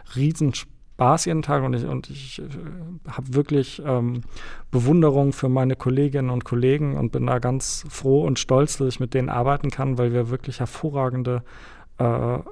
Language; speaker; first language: German; native; German